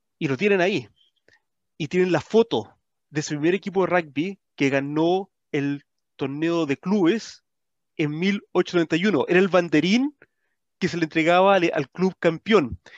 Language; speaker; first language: Spanish; early bilingual, heritage; Spanish